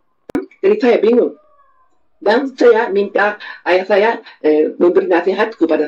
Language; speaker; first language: Indonesian; non-native, fluent; Japanese